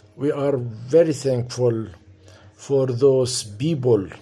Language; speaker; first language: English; non-native, fluent; Arabic